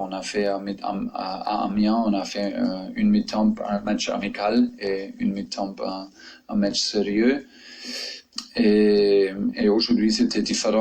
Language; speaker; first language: French; non-native, fluent; German